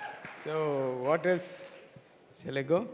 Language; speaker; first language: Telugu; non-native, learner; Tamil